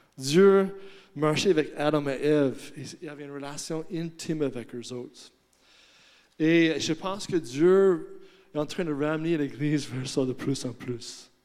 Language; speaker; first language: French; non-native, fluent; English